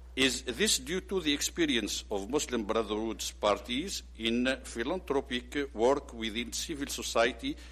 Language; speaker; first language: English; non-native, learner; Arabic